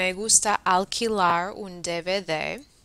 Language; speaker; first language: Spanish; non-native, fluent; English